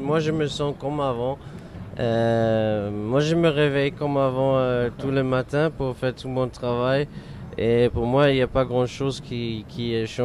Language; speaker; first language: French; non-native, fluent; German